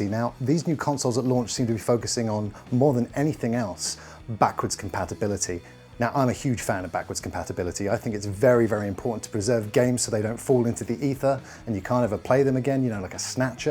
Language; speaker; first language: English; native; English